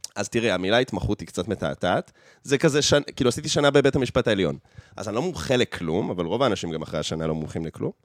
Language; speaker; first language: Hebrew; native; Hebrew